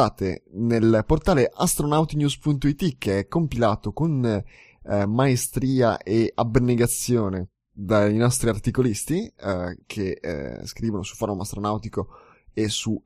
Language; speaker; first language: Italian; native; Italian